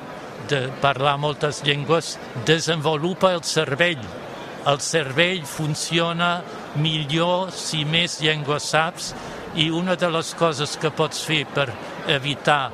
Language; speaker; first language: Catalan; non-native, fluent; German